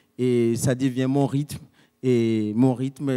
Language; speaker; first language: French; non-native, local second language; Malagasy